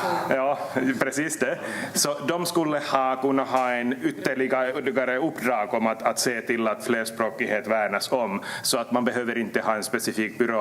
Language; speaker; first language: Swedish; native; Swedish